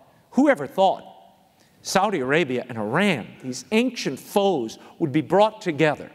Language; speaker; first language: English; native; English